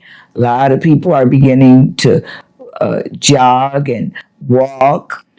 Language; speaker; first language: English; native; English